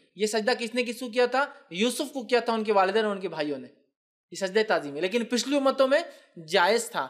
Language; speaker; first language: Urdu; native; Urdu